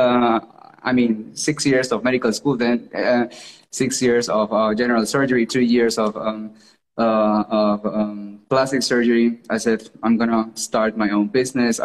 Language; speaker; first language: English; non-native, fluent; Spanish